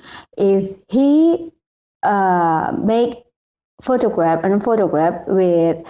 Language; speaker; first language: English; non-native, learner; Indonesian